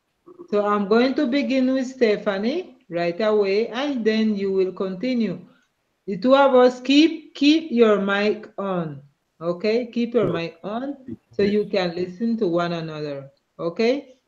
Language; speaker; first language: English; non-native, learner; Spanish